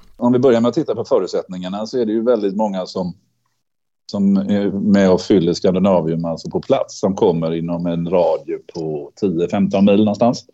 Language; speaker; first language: Swedish; native; Swedish